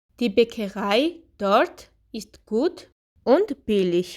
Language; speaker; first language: German; non-native, fluent; Georgian